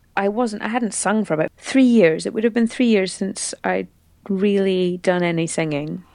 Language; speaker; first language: English; native; English